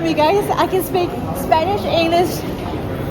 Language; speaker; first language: English; non-native, fluent; Spanish